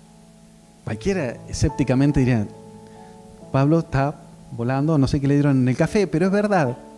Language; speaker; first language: Spanish; native; Spanish